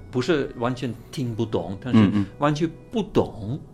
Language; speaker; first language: Chinese; non-native, fluent; English